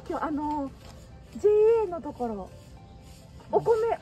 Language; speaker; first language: Japanese; native; Japanese